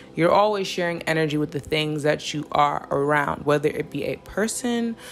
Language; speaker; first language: English; native; English